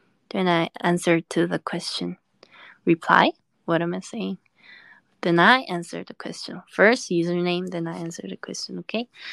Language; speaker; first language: English; non-native, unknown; Korean